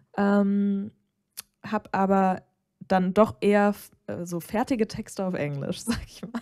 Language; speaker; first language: German; native; German